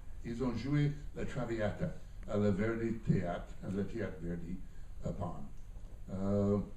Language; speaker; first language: French; non-native, learner; English